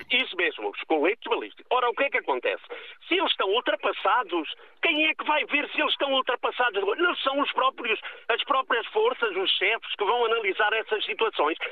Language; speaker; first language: Portuguese; native; Portuguese